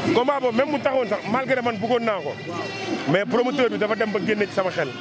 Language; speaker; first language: Wolof; non-native, local second language; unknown